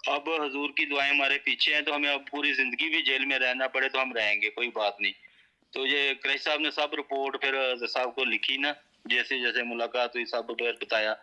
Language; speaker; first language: Urdu; non-native, local second language; Punjabi